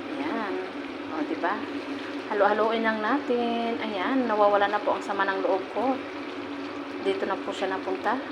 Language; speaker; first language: Filipino; non-native, local second language; Hiligaynon